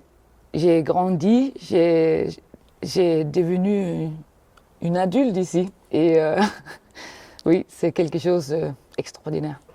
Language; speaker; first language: French; non-native, fluent; German